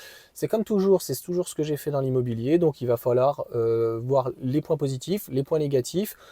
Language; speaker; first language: French; native; French